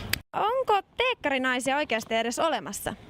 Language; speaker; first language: Finnish; native; Finnish